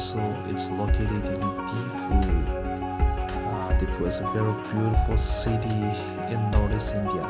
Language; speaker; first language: English; non-native, learner; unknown